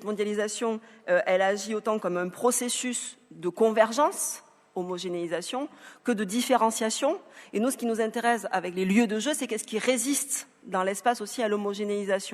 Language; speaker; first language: French; native; French